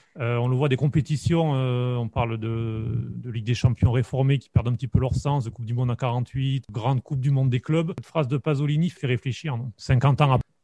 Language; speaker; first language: French; native; French